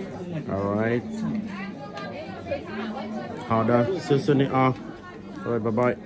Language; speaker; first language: Chinese; non-native, learner; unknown